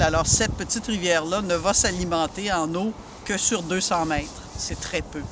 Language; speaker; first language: French; native; French